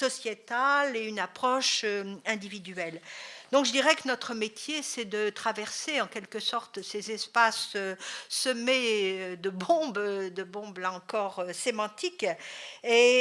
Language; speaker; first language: French; native; French